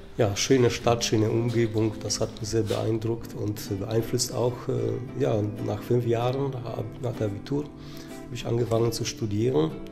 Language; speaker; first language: German; non-native, fluent; Polish